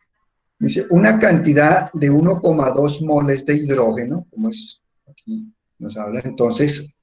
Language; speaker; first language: Spanish; native; Spanish